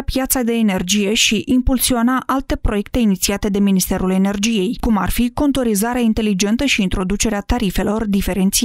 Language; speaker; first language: Romanian; native; Romanian